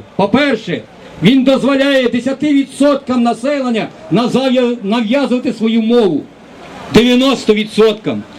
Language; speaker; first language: Ukrainian; native; Ukrainian